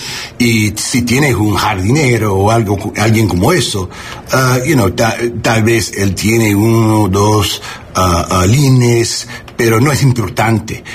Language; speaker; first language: Spanish; non-native, learner; English